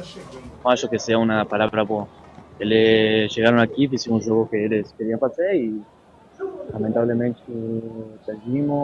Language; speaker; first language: Portuguese; non-native, learner; Spanish